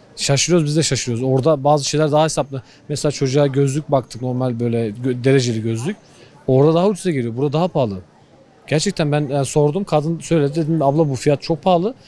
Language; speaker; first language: Turkish; native; Turkish